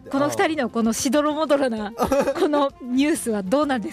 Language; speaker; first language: Japanese; native; Japanese